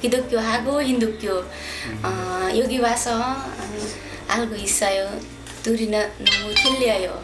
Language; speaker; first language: Korean; non-native, learner; Nepali